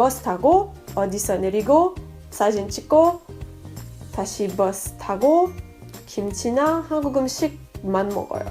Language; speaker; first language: Korean; non-native, fluent; French